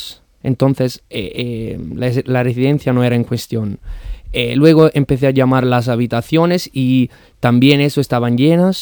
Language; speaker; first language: Spanish; non-native, fluent; Italian